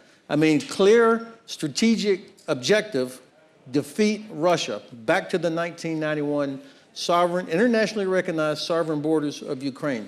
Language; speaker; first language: English; native; English